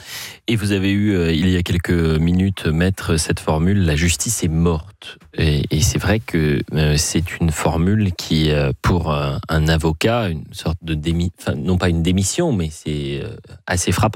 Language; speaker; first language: French; native; French